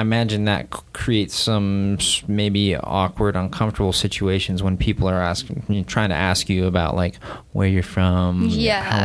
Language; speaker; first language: English; native; English